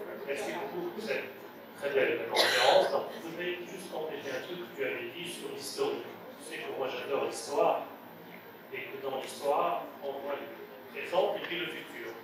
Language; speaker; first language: French; non-native, local second language; Arabic